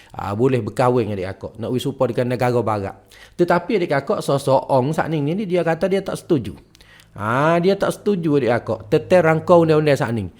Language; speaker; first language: Malay; native; Malay